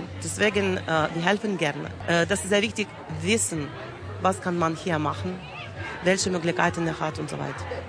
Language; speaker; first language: German; non-native, learner; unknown